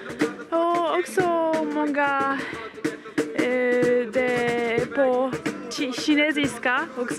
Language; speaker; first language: Swedish; non-native, learner; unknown